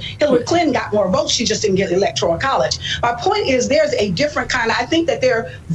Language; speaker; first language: English; native; English